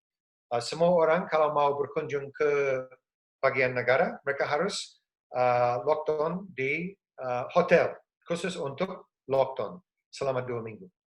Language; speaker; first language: Indonesian; non-native, fluent; English